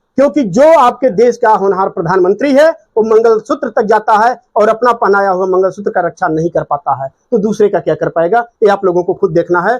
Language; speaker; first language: Hindi; native; Hindi